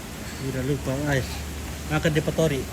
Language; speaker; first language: Indonesian; native; Indonesian